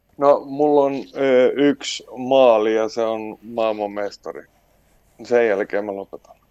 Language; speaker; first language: Finnish; non-native, local second language; Swedish